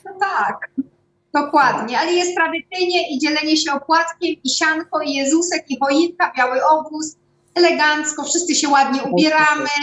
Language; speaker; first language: Polish; native; Polish